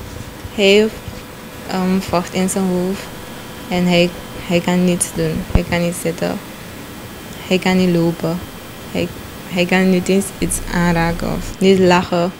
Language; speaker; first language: Dutch; non-native, local second language; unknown